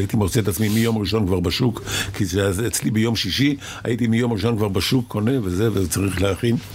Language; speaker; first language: Hebrew; early bilingual, other home language; Arabic